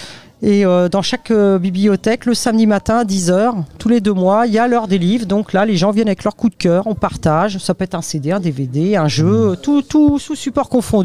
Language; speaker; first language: French; native; French